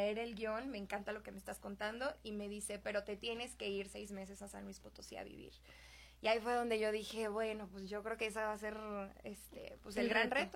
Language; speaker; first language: Spanish; native; Spanish